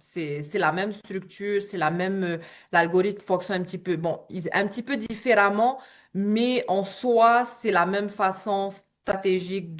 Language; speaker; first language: French; native; French